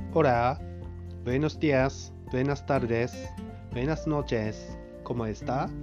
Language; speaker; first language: Spanish; non-native, fluent; Japanese